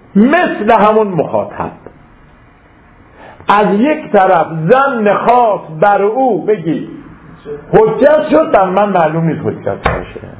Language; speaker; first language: Persian; native; Persian